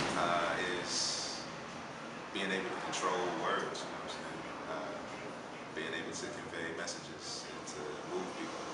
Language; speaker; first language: English; native; English